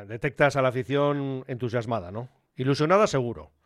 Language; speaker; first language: Spanish; native; Spanish